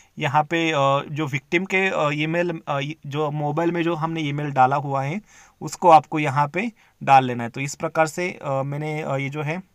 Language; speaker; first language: Hindi; non-native, local second language; Marathi